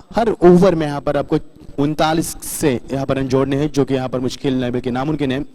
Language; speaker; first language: Hindi; non-native, local second language; Marathi